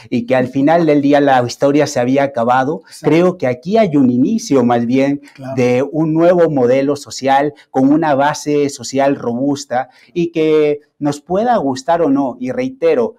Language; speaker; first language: Spanish; native; Spanish